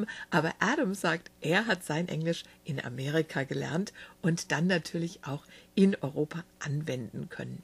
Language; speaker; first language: German; native; German